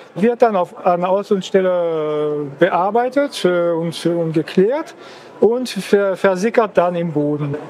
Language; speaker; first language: German; non-native, fluent; French